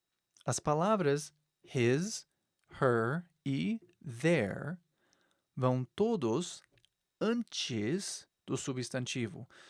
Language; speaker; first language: Portuguese; non-native, fluent; English